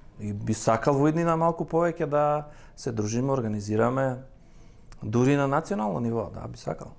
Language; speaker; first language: Macedonian; native; Macedonian